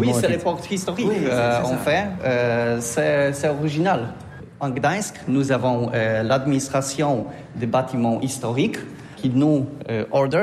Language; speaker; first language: French; non-native, learner; Polish